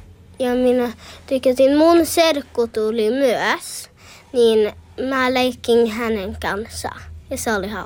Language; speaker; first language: Finnish; early bilingual, heritage; Finnish